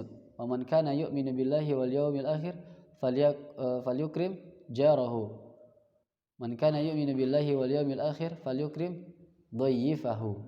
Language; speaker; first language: Arabic; non-native, fluent; Indonesian